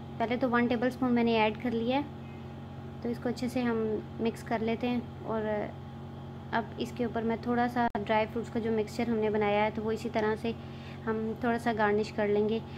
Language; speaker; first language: Urdu; native; Urdu